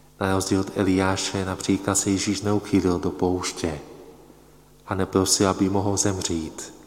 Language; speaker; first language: Czech; non-native, fluent; Polish